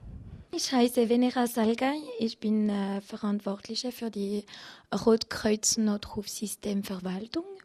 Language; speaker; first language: German; non-native, learner; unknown